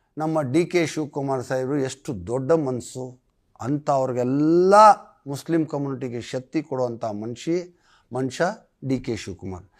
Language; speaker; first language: Kannada; non-native, local second language; Urdu